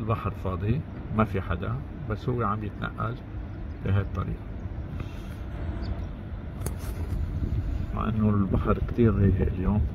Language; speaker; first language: Arabic; native; Arabic